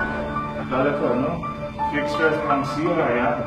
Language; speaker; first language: Filipino; non-native, learner; Arabic